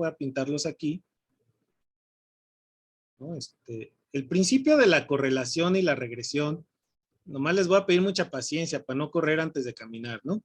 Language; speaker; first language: Spanish; native; Spanish